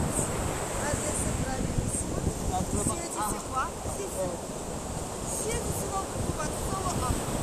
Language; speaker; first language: Italian; non-native, learner; Russian